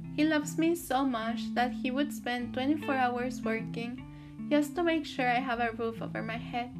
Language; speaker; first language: English; early bilingual, other home language; Spanish